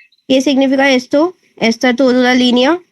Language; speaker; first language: Spanish; non-native, learner; Hindi